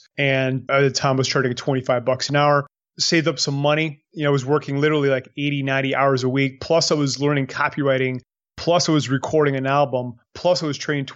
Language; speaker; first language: English; native; English